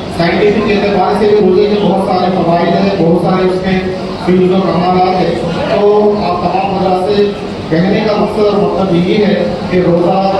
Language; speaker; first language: Urdu; native; Urdu